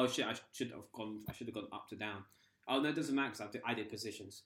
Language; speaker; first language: English; native; English